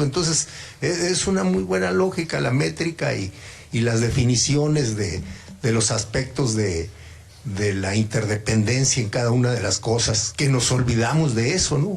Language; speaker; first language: Spanish; native; Spanish